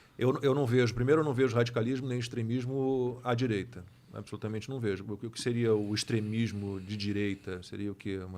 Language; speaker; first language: Portuguese; native; Portuguese